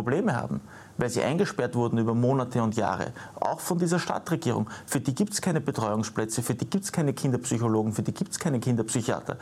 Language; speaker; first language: German; native; German